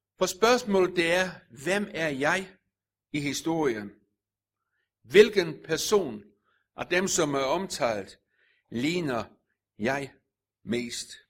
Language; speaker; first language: Danish; native; Danish